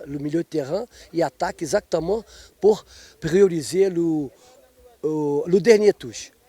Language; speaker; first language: French; non-native, fluent; Portuguese